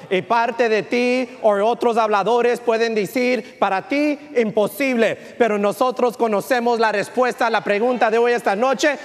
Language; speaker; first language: Spanish; early bilingual, heritage; Spanish